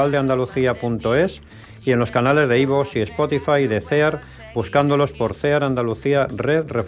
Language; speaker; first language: Spanish; native; Spanish